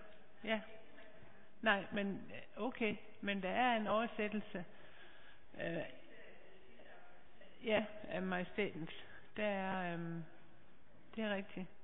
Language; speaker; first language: Danish; native; Danish